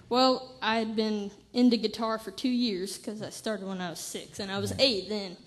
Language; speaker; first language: English; native; English